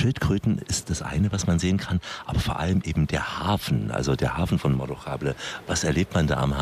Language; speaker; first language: German; native; German